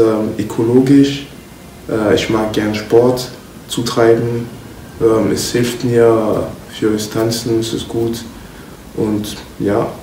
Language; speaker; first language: German; non-native, learner; French